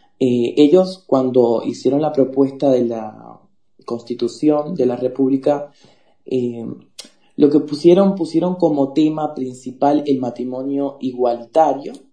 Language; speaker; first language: Spanish; native; Spanish